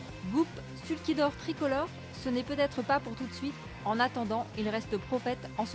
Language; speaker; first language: French; native; French